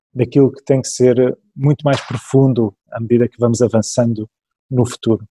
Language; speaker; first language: Portuguese; early bilingual, other home language; English